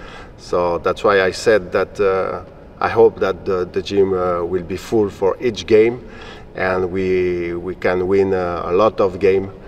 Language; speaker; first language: English; non-native, fluent; French